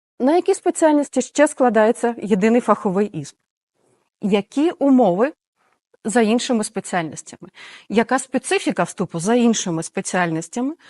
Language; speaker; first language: Ukrainian; native; Ukrainian